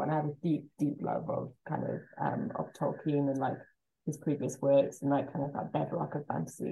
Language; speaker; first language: English; native; English